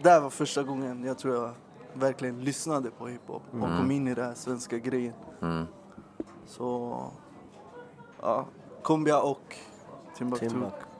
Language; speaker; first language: Swedish; early bilingual, other home language; Spanish